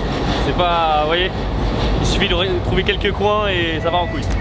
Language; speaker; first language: French; native; French